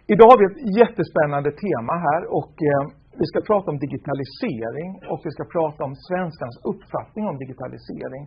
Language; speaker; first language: Swedish; native; Swedish